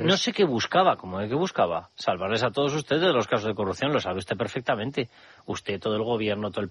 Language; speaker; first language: Spanish; native; Spanish